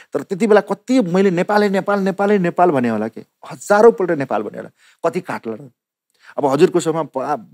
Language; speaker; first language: Nepali; non-native, local second language; Maithili